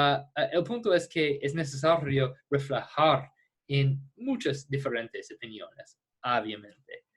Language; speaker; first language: Spanish; non-native, fluent; English